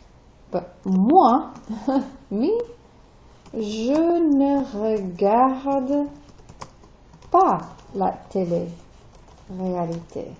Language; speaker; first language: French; non-native, fluent; English